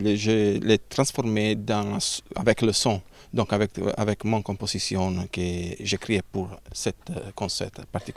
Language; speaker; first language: French; non-native, learner; Italian